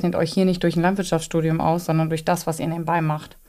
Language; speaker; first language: German; native; German